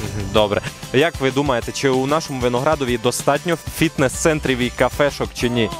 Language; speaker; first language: Ukrainian; native; Ukrainian